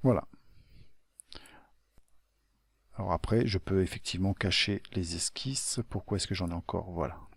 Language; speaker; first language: French; native; French